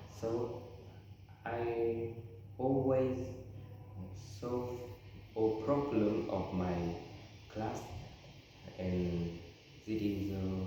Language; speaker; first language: English; non-native, learner; Vietnamese